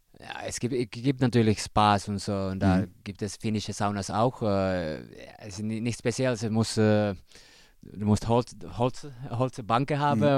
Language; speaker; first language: German; non-native, learner; Finnish